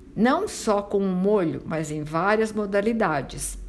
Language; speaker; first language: Portuguese; non-native, fluent; Italian